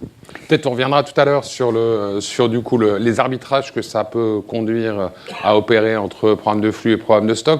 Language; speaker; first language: French; native; French